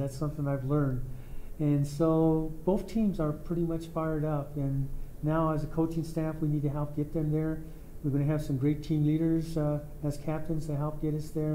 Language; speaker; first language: English; native; English